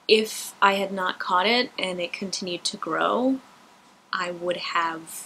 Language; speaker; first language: English; native; English